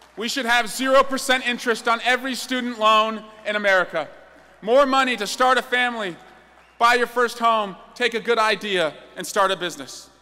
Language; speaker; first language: English; native; English